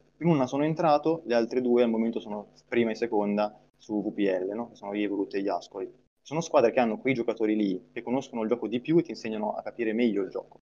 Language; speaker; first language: Italian; native; Italian